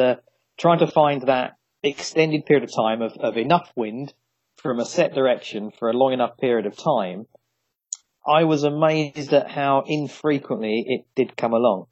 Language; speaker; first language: English; native; English